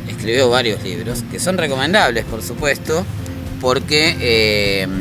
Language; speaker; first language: Spanish; native; Spanish